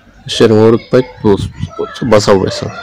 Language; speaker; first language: Kyrgyz; native; Kyrgyz